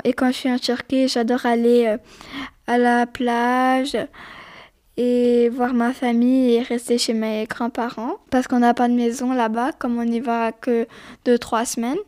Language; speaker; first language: French; early bilingual, other home language; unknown